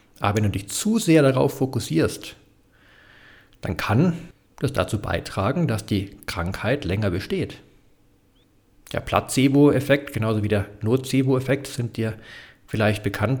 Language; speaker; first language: German; native; German